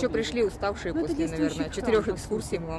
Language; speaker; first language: Russian; native; Russian